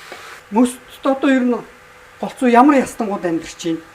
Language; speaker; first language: Mongolian; native; Mongolian